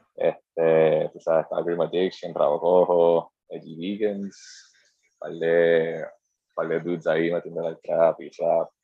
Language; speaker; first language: Spanish; native; Spanish